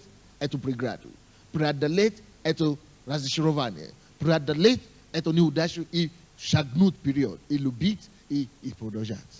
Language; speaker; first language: Russian; non-native, fluent; Yoruba